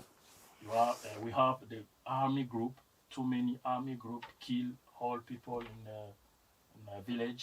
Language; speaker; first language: English; non-native, learner; French